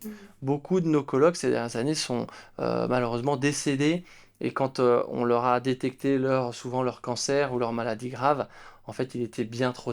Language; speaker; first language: French; native; French